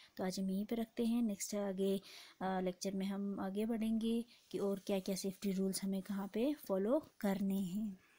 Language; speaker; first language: Hindi; non-native, local second language; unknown